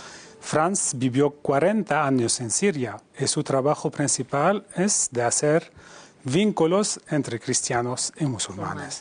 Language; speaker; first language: Spanish; non-native, fluent; Arabic